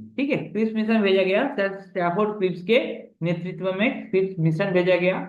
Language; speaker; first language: Hindi; non-native, local second language; Bangla